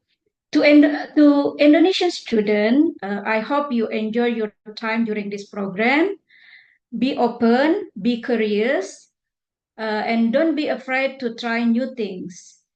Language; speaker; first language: English; non-native, fluent; Indonesian